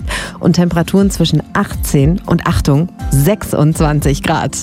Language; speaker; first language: German; native; German